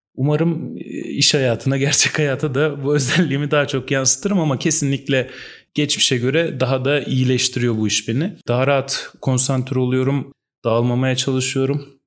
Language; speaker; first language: Turkish; native; Turkish